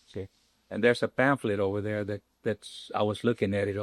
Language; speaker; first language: English; non-native, local second language; Spanish